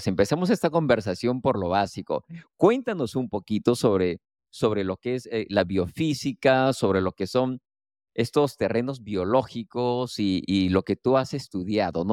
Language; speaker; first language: Spanish; native; Spanish